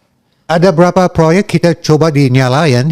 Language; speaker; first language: Indonesian; non-native, learner; English